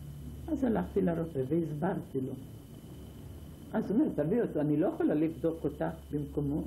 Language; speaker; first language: Hebrew; non-native, fluent; Ladino